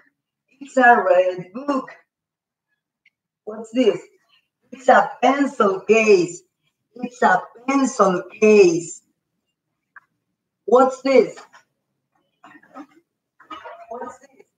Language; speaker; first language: English; non-native, fluent; Spanish